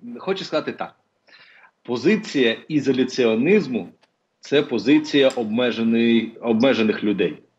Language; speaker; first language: Ukrainian; non-native, local second language; Russian